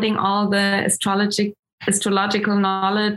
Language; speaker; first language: English; non-native, fluent; German